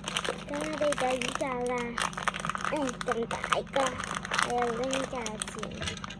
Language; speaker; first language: Cantonese; native; Cantonese